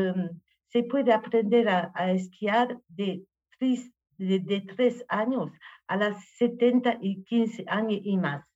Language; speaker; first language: Spanish; non-native, learner; French